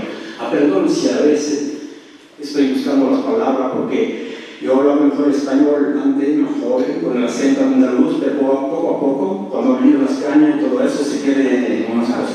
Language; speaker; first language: Spanish; early bilingual, heritage; French